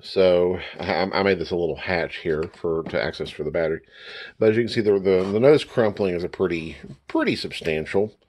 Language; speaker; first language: English; native; English